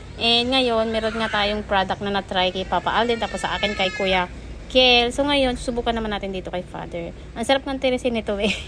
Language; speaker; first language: Filipino; non-native, local second language; Cebuano